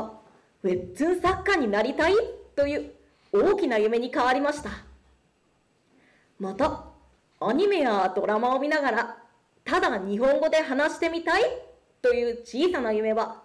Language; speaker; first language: Japanese; non-native, fluent; Korean